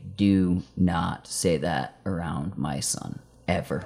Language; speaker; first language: English; native; English